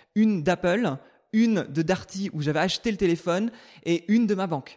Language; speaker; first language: French; native; French